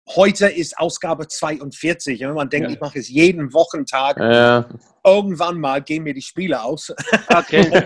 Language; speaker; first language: German; non-native, fluent; English